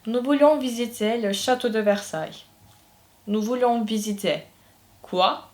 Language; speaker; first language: French; non-native, fluent; Turkish